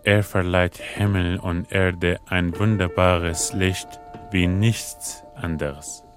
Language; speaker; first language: German; non-native, fluent; Arabic